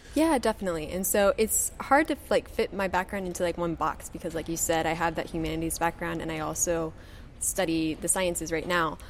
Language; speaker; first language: English; native; English